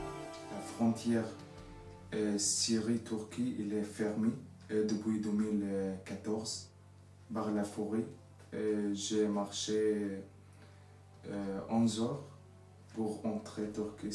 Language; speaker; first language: French; non-native, learner; Arabic